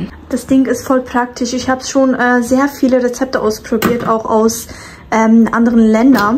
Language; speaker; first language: German; early bilingual, other home language; Turkish